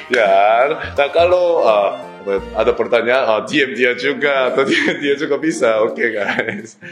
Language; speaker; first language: Indonesian; non-native, learner; Korean